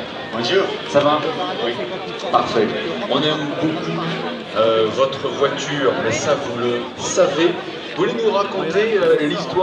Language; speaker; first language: French; native; French